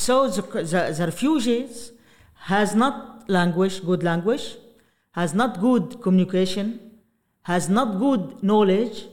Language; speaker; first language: English; non-native, learner; Arabic